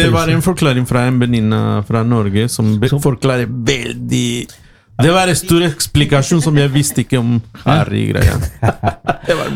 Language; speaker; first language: Norwegian; non-native, learner; Spanish